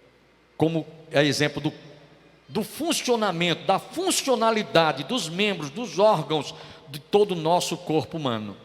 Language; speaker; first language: Portuguese; native; Portuguese